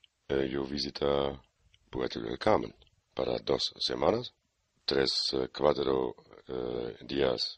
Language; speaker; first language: Spanish; non-native, learner; German